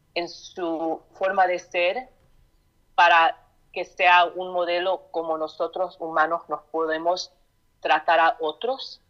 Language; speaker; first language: Spanish; early bilingual, heritage; Spanish